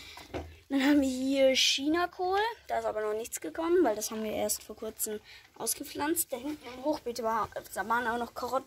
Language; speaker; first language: German; native; German